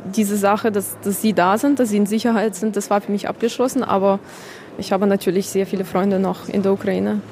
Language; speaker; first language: German; non-native, fluent; Ukrainian